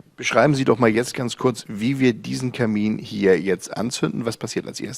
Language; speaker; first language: German; native; German